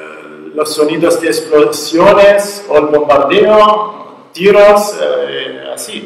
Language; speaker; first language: Spanish; non-native, learner; Arabic